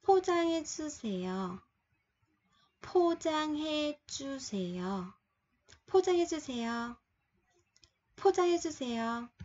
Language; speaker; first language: Korean; non-native, fluent; Vietnamese